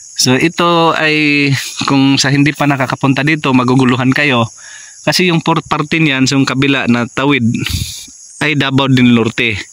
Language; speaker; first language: Filipino; non-native, local second language; Cebuano